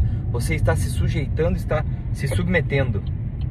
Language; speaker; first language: Portuguese; native; Portuguese